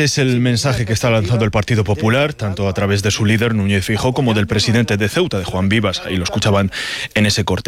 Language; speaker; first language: Spanish; native; Spanish